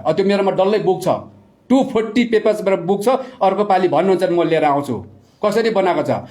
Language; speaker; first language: Nepali; native; Nepali